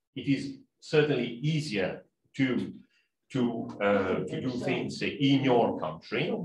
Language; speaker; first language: English; non-native, fluent; Italian